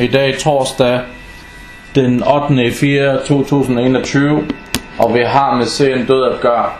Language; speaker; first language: Danish; early bilingual, other home language; Arabic